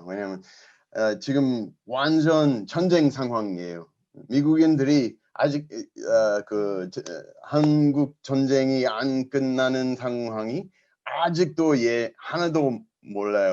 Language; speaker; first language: Korean; non-native, learner; English